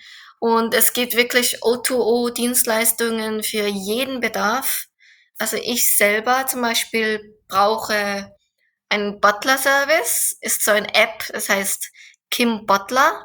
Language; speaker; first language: German; non-native, fluent; Korean